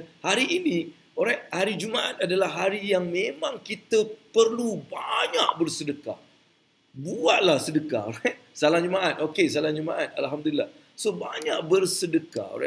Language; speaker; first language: Malay; native; Malay